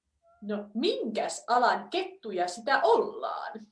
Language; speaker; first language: Finnish; native; Finnish